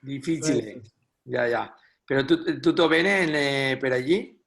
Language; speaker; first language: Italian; non-native, learner; Spanish